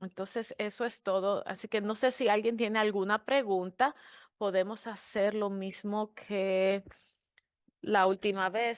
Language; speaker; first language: Spanish; non-native, fluent; English